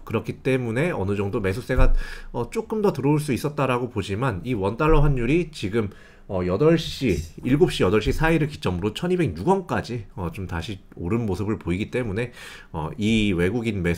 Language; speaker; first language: Korean; native; Korean